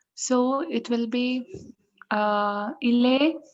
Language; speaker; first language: French; non-native, learner; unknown